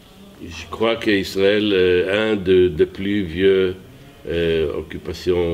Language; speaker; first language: French; non-native, learner; Hebrew